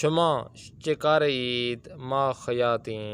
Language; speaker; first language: Persian; non-native, fluent; Urdu